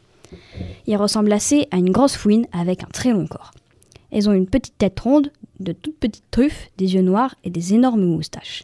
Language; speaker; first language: French; native; French